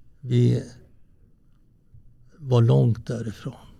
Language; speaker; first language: Swedish; early bilingual, other home language; Italian